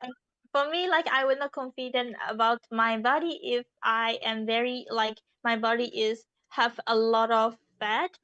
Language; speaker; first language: English; non-native, learner; Indonesian